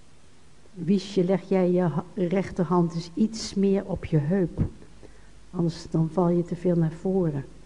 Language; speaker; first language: Dutch; native; Dutch